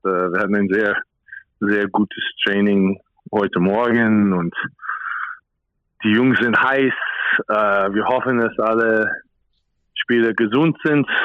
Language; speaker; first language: German; non-native, fluent; English